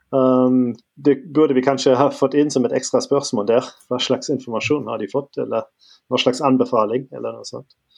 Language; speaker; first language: Norwegian; non-native, fluent; German